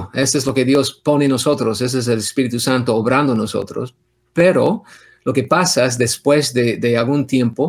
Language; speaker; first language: Spanish; non-native, fluent; English